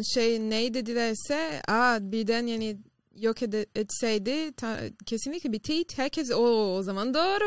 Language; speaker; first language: Turkish; non-native, fluent; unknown